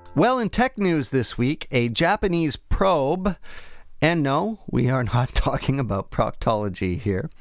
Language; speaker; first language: English; native; English